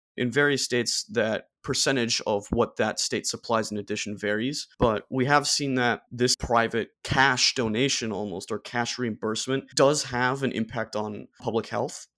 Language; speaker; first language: English; non-native, fluent; German